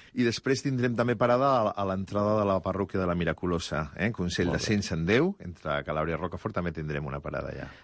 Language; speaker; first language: Catalan; native; Catalan